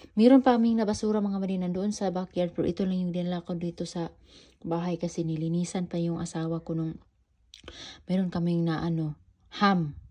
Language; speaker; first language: Filipino; non-native, local second language; Cebuano